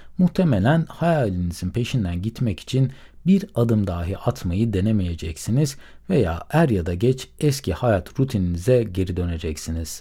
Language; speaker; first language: Turkish; native; Turkish